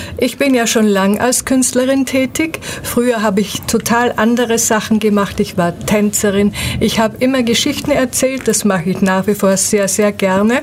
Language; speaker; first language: German; native; German